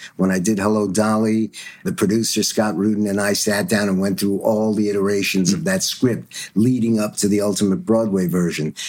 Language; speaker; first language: English; early bilingual, other home language; German